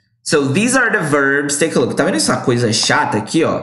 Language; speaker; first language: English; non-native, fluent; Portuguese